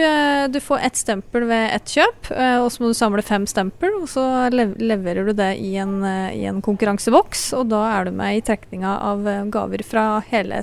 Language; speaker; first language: Norwegian; native; Norwegian